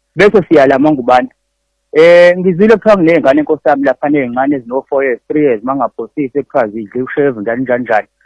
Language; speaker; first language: Zulu; native; Zulu